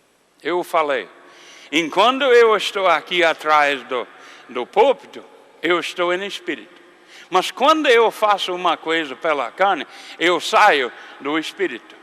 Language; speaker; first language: Portuguese; non-native, fluent; English